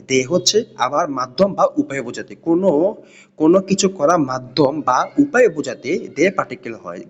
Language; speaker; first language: Bangla; native; Bangla